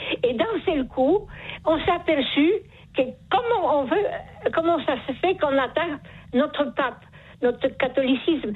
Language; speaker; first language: French; non-native, fluent; Polish